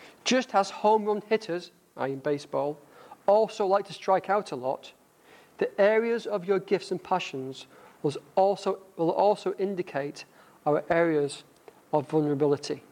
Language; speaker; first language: English; native; English